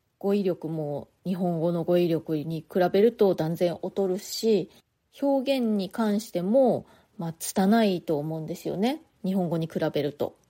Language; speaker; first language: Japanese; native; Japanese